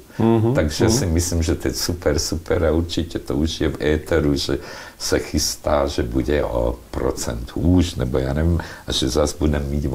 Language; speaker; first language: Czech; non-native, local second language; Slovak